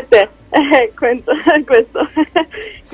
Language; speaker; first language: Italian; non-native, learner; Slovenian